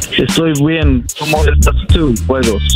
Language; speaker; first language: Spanish; non-native, learner; English